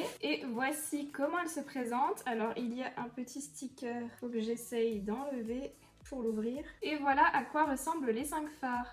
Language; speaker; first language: French; native; French